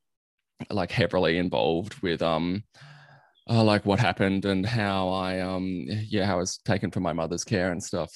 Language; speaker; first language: English; native; English